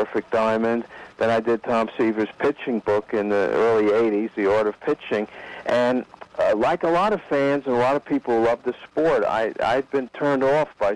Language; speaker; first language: English; native; English